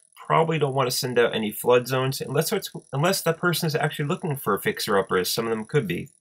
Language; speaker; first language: English; native; English